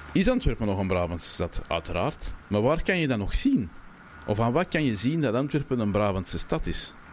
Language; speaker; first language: Dutch; native; Dutch